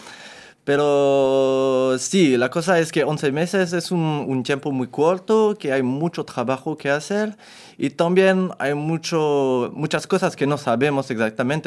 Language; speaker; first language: Spanish; non-native, fluent; French